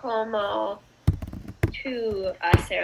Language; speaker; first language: Spanish; non-native, learner; English